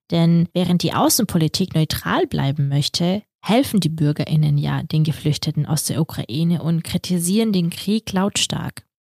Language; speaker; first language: German; early bilingual, other home language; Russian